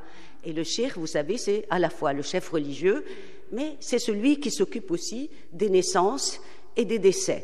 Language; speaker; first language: French; non-native, local second language; Arabic